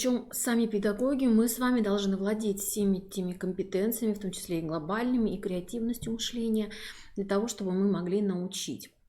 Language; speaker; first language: Russian; native; Russian